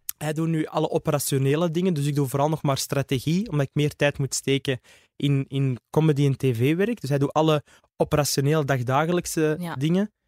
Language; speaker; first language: Dutch; early bilingual, other home language; Arabic